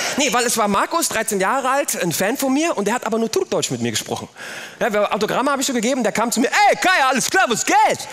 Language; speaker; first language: German; early bilingual, other home language; Turkish